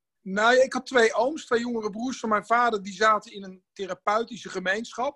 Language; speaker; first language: Dutch; native; Dutch